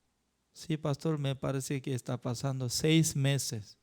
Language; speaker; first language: Spanish; non-native, learner; Korean